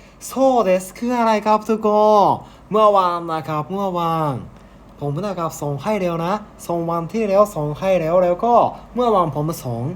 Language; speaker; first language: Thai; non-native, learner; Japanese